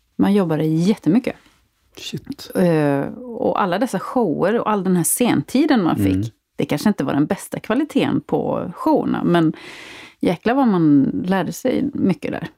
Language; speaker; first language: Swedish; native; Swedish